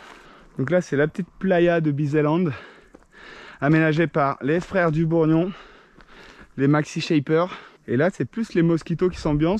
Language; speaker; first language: French; native; French